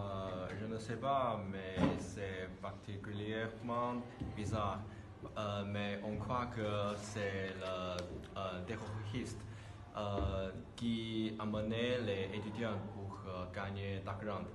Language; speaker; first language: French; non-native, learner; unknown